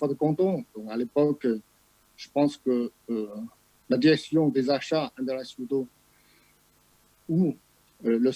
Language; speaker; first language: French; non-native, fluent; Chinese